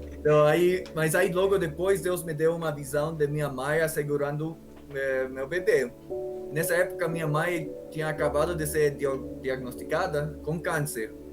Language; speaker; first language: Portuguese; non-native, fluent; English